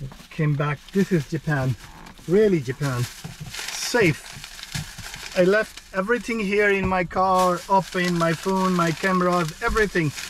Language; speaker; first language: English; non-native, local second language; Urdu